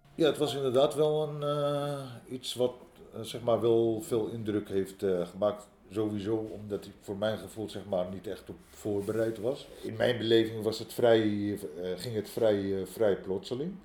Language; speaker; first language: Dutch; early bilingual, other home language; Arabic